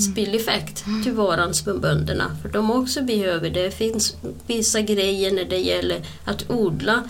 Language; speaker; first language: Swedish; non-native, fluent; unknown